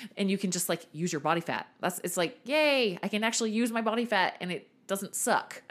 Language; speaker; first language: English; native; English